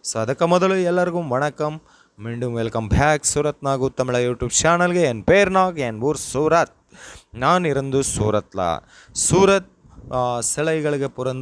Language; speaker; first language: Tamil; non-native, local second language; Kannada